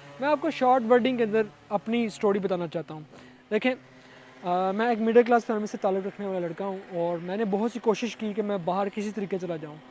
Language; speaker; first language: Urdu; non-native, local second language; Punjabi